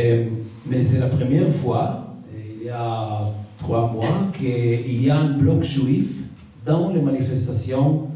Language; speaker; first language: French; non-native, learner; Hebrew